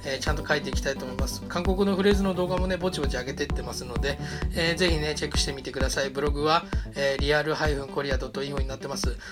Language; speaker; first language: Japanese; native; Japanese